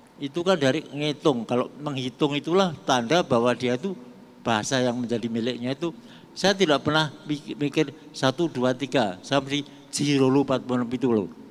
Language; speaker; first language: Indonesian; non-native, local second language; Javanese